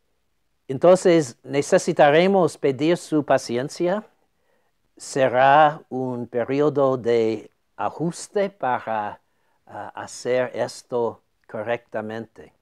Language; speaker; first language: Spanish; non-native, fluent; English